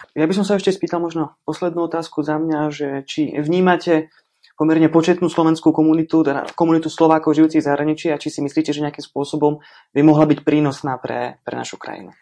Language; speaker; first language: Slovak; native; Slovak